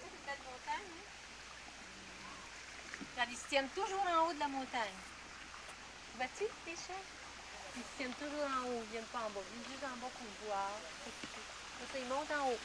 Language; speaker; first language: French; native; French